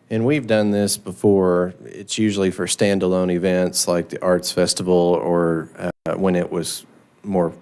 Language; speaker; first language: English; native; English